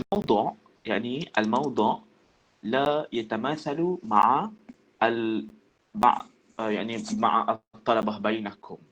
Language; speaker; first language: Arabic; non-native, fluent; Malay